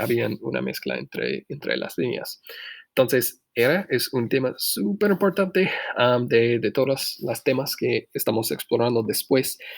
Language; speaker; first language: Spanish; non-native, fluent; English